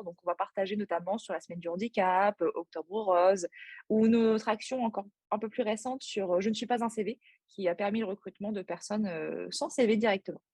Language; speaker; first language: French; native; French